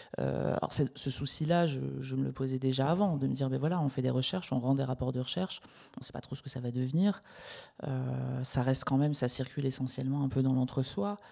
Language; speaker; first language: French; native; French